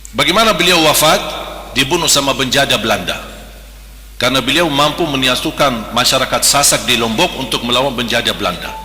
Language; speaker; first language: Malay; non-native, fluent; Arabic